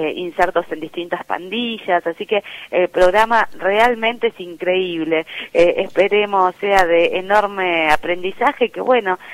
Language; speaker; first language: Spanish; native; Spanish